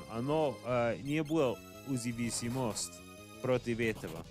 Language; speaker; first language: Russian; non-native, learner; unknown